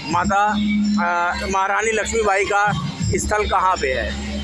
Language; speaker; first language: Hindi; native; Hindi